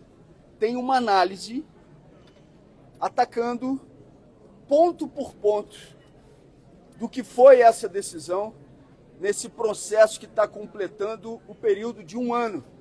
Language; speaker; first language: Portuguese; native; Portuguese